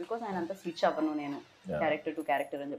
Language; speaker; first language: Telugu; native; Telugu